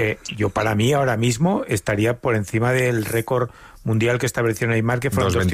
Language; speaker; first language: Spanish; native; Spanish